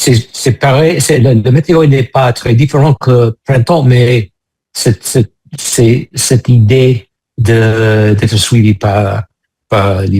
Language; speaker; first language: French; non-native, fluent; English